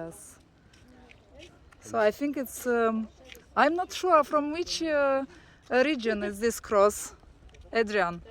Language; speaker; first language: English; non-native, learner; Romanian